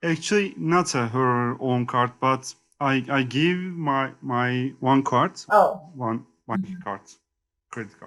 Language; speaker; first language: English; non-native, learner; Turkish